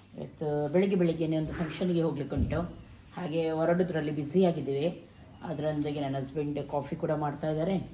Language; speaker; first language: Kannada; native; Kannada